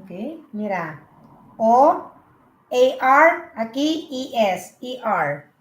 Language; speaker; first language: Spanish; non-native, learner; Filipino